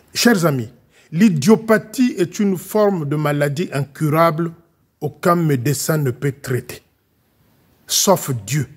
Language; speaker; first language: French; non-native, local second language; Lingala